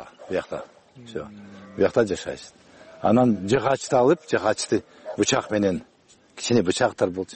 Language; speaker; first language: Kyrgyz; non-native, local second language; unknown